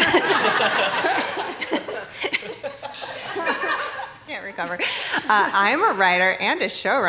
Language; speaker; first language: English; native; English